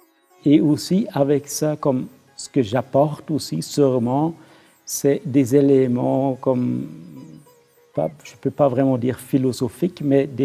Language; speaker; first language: French; non-native, fluent; German